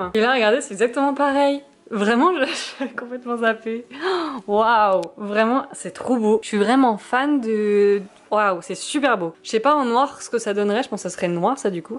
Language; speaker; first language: French; native; French